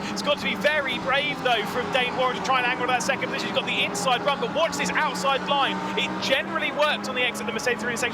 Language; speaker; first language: English; native; English